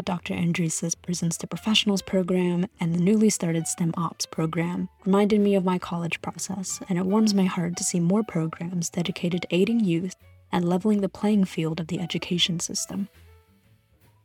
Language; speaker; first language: English; native; English